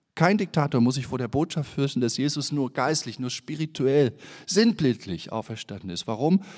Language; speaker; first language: German; native; German